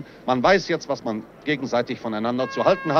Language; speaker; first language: German; native; German